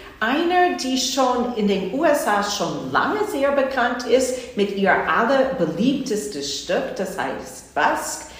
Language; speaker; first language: German; non-native, fluent; English